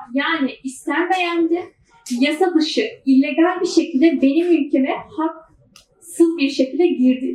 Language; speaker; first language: Turkish; native; Turkish